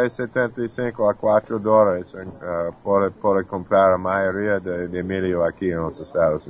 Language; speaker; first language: Portuguese; non-native, fluent; English